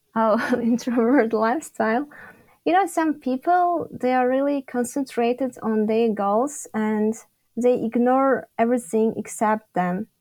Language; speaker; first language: English; non-native, fluent; Tajik